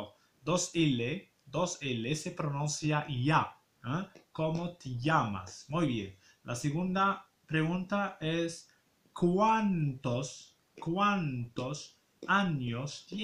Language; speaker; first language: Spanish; non-native, fluent; Arabic